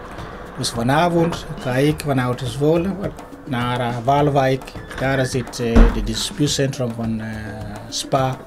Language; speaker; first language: Dutch; non-native, learner; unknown